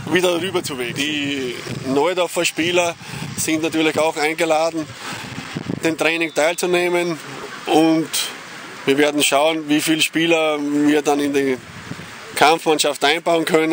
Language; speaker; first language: German; native; German